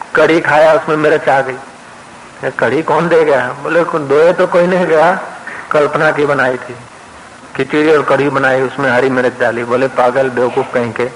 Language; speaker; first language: Hindi; non-native, local second language; Sindhi